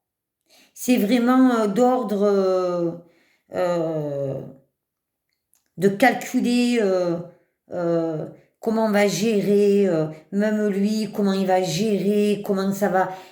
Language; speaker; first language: French; native; French